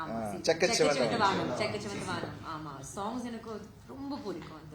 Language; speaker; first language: Tamil; non-native, learner; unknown